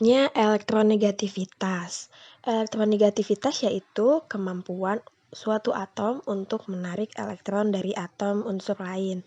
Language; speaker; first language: Indonesian; native; Indonesian